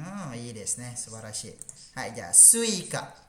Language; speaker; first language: Japanese; non-native, fluent; Malay